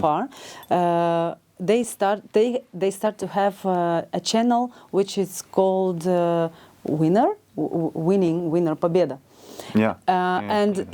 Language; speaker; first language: English; non-native, learner; Ukrainian